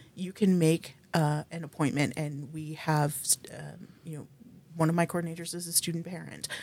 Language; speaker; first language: English; native; English